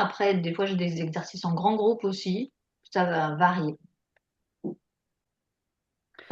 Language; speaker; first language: French; native; French